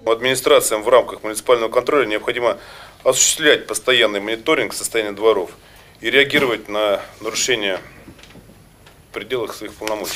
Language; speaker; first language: Russian; native; Russian